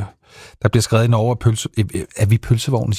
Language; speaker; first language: Danish; native; Danish